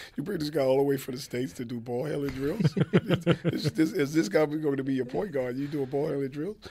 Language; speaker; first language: English; native; English